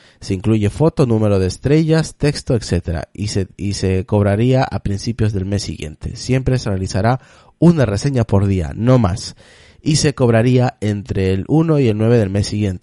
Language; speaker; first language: Spanish; native; Spanish